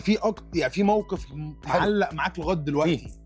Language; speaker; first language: Arabic; native; Arabic